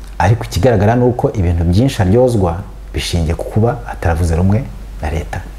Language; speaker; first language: Kinyarwanda; early bilingual, heritage; Kinyarwanda